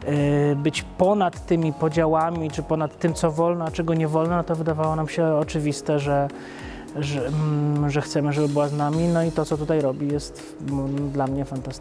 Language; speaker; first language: Polish; native; Polish